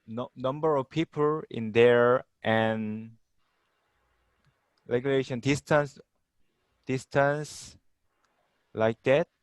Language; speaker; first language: English; non-native, learner; Korean